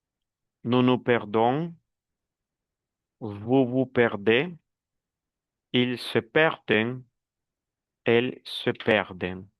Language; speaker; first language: French; non-native, fluent; Spanish